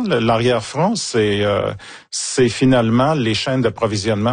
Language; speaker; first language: French; native; French